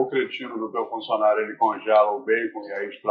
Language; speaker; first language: Portuguese; native; Portuguese